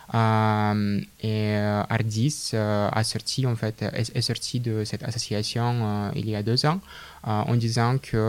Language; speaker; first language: French; non-native, fluent; Russian